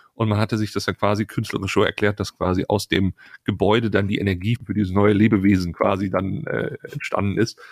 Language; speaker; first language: German; native; German